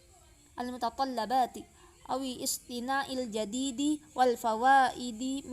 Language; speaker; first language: Arabic; non-native, learner; Indonesian